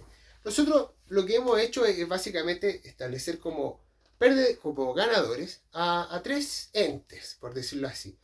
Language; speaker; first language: Spanish; native; Spanish